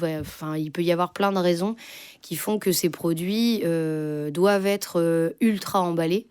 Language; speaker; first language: French; native; French